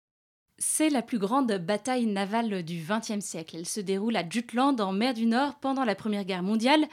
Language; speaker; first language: French; native; French